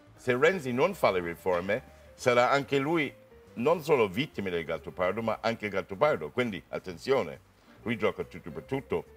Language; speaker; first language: Italian; non-native, fluent; English